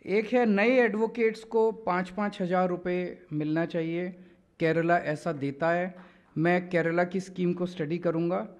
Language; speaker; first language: Hindi; native; Hindi